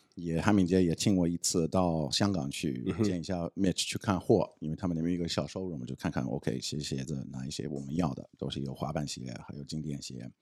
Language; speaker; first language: Chinese; non-native, fluent; English